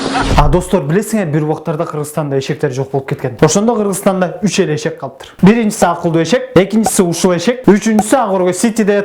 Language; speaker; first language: Kyrgyz; native; Kyrgyz